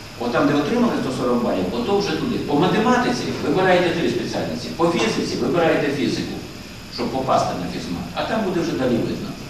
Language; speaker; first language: Ukrainian; native; Ukrainian